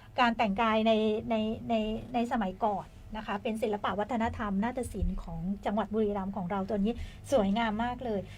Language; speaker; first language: Thai; native; Thai